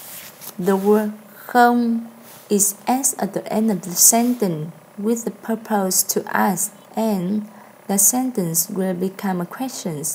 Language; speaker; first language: English; non-native, learner; Vietnamese